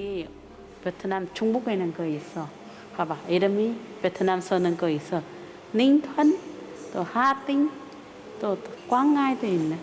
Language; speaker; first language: Korean; non-native, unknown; Vietnamese